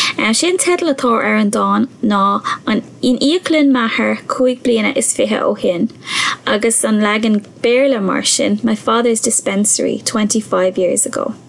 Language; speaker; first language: Irish; non-native, local second language; English